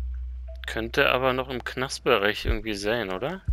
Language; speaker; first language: German; native; German